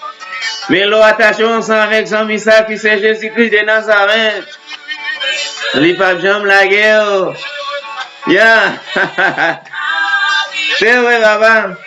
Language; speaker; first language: French; non-native, local second language; Haitian Creole